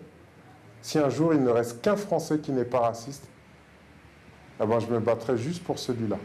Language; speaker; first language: French; native; French